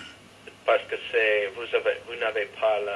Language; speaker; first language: French; non-native, fluent; English